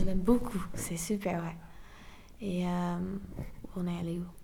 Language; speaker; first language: French; non-native, fluent; English